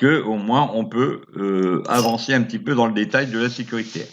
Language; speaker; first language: French; native; French